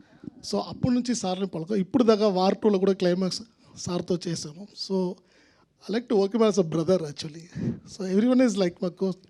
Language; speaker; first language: Telugu; non-native, local second language; Tamil